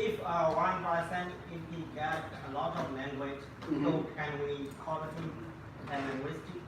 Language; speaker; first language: English; non-native, learner; Burmese